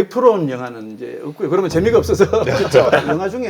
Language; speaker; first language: Korean; native; Korean